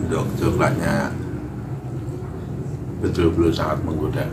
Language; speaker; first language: Indonesian; native; Indonesian